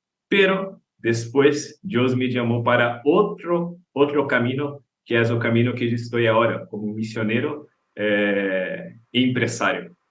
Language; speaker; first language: Spanish; non-native, learner; Portuguese